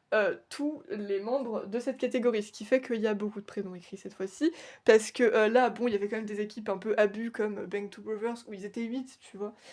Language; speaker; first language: French; native; French